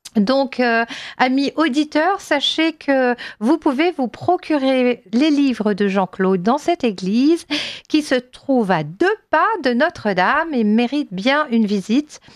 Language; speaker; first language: French; native; French